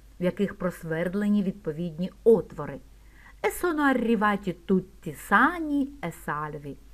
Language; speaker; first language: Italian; non-native, fluent; Ukrainian